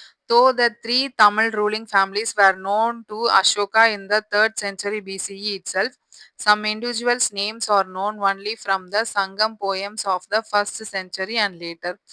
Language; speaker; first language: English; non-native, local second language; Tamil